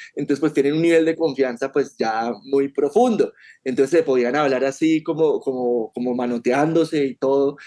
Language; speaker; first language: Spanish; native; Spanish